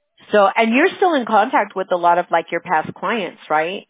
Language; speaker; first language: English; early bilingual, other home language; Spanish